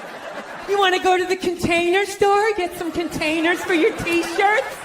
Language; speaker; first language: English; native; English